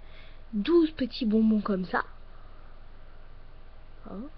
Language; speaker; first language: French; native; French